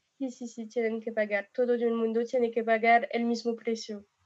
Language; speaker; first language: Spanish; non-native, learner; French